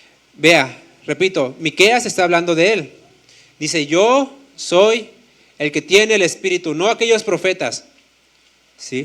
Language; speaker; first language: Spanish; native; Spanish